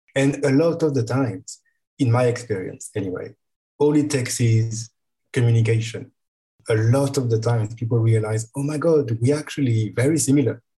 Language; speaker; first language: English; non-native, fluent; French